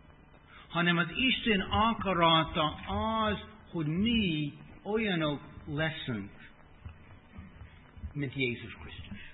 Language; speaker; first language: Hungarian; non-native, fluent; English